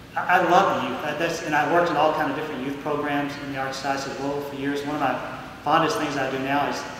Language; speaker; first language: English; native; English